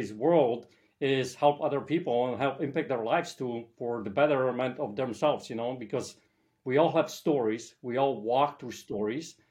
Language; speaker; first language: English; early bilingual, other home language; Polish